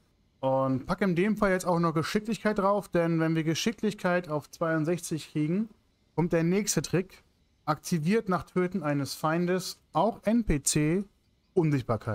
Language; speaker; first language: German; native; German